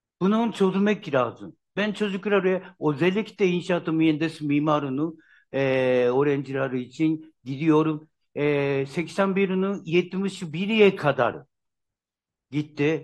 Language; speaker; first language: Turkish; non-native, learner; Japanese